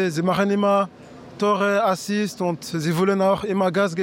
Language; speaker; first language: German; non-native, learner; French